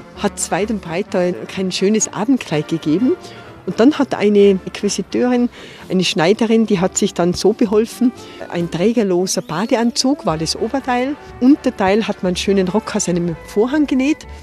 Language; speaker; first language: German; native; German